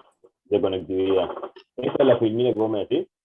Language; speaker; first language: Spanish; native; Spanish